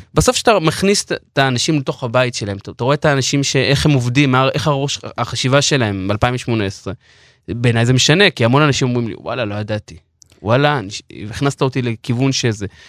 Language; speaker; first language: Hebrew; non-native, local second language; Yiddish